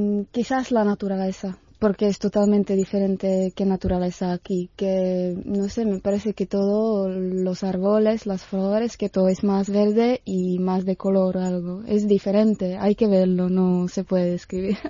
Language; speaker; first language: Spanish; non-native, fluent; Czech